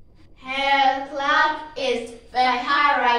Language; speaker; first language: German; non-native, learner; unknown